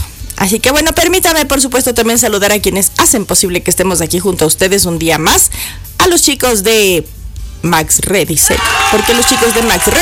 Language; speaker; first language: Spanish; native; Spanish